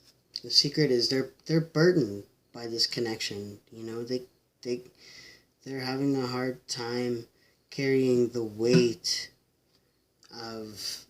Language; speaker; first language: English; native; English